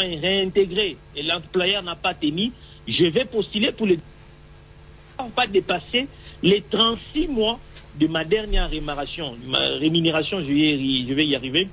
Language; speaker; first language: French; non-native, local second language; Swahili